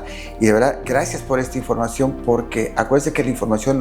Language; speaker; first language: Spanish; native; Spanish